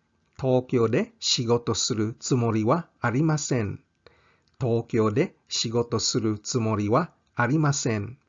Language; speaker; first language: Japanese; non-native, fluent; English